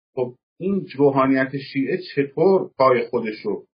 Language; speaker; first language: Persian; native; Persian